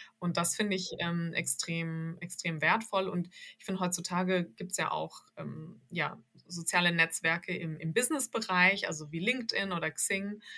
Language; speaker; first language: German; native; German